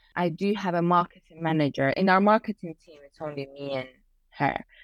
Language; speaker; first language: English; early bilingual, other home language; Persian